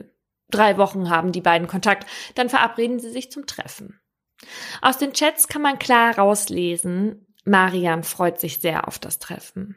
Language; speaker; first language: German; native; German